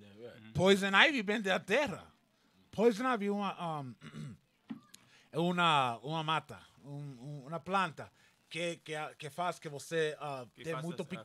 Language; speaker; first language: Portuguese; non-native, learner; Spanish